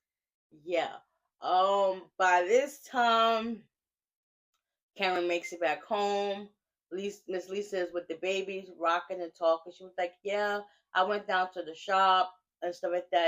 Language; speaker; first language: English; native; English